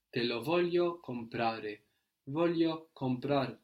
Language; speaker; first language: Italian; non-native, fluent; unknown